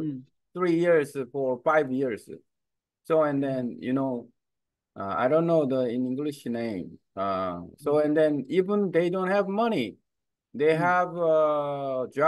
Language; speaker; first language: English; non-native, learner; Korean